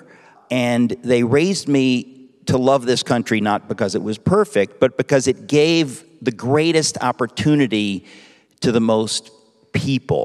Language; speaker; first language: English; native; English